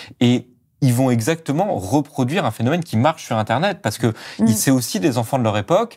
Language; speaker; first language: French; native; French